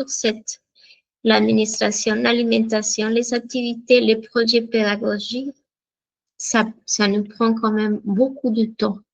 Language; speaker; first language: French; non-native, fluent; Spanish